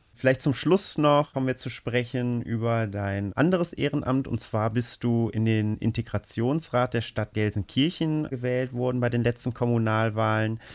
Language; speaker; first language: German; native; German